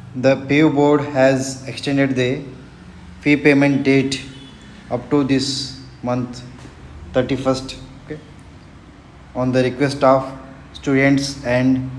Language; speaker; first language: English; non-native, local second language; Kannada